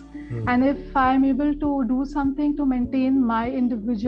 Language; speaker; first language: English; non-native, local second language; Marathi